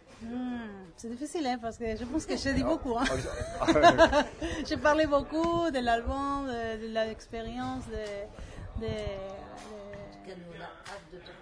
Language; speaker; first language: French; non-native, learner; Spanish